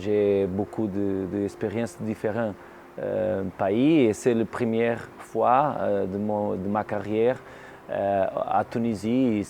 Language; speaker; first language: French; non-native, learner; Portuguese